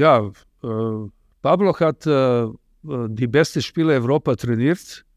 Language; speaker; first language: German; non-native, fluent; Serbian